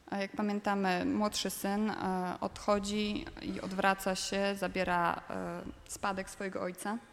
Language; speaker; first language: Polish; native; Polish